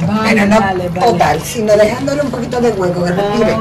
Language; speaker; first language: Spanish; native; Spanish